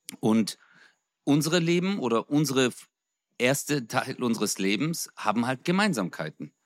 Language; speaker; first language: German; early bilingual, other home language; Turkish